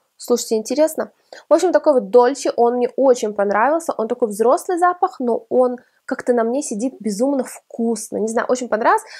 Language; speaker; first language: Russian; early bilingual, heritage; Russian